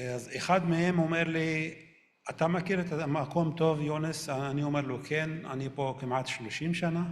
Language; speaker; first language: Hebrew; non-native, local second language; Arabic